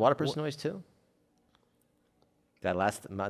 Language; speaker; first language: English; native; English